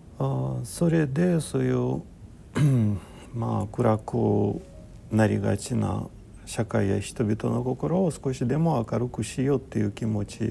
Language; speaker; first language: Japanese; non-native, fluent; Russian